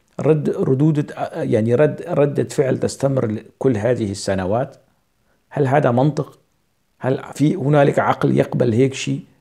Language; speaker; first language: Arabic; non-native, local second language; Kurdish